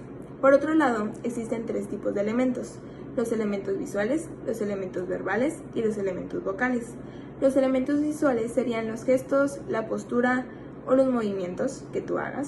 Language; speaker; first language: Spanish; native; Spanish